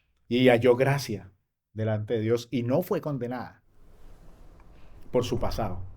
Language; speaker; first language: Spanish; native; Spanish